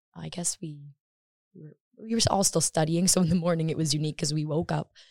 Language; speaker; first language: English; native; English